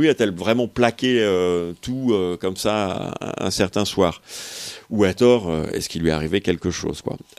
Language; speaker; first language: French; native; French